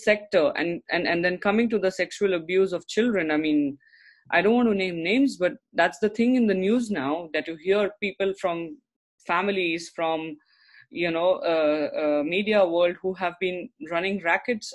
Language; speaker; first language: English; non-native, local second language; Hindi